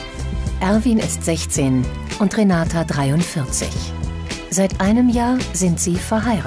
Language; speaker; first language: German; native; German